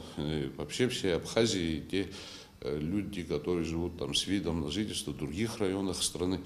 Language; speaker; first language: Russian; non-native, local second language; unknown